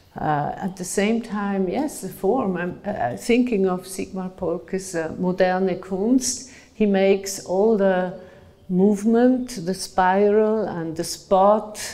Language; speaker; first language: English; non-native, fluent; German